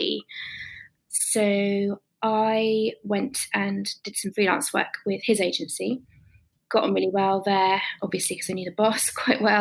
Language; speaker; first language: English; native; English